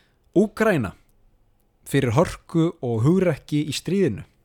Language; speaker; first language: Icelandic; native; Icelandic